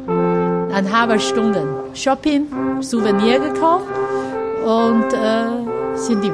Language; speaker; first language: German; non-native, learner; Chinese